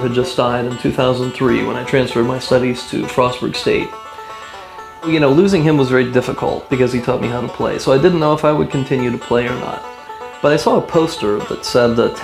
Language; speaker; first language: English; native; English